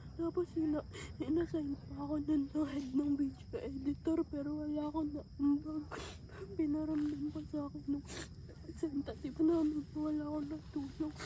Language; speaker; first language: Filipino; native; Filipino